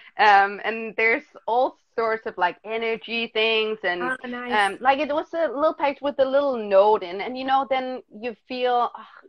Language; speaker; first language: English; non-native, fluent; Danish